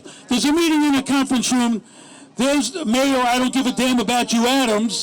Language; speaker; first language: English; native; English